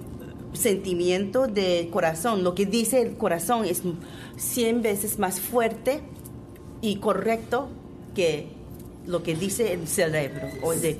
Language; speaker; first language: Spanish; non-native, fluent; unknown